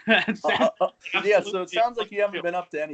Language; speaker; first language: English; native; English